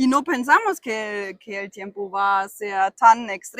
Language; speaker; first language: Spanish; non-native, fluent; German